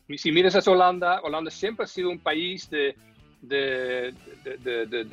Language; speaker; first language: Spanish; non-native, fluent; Dutch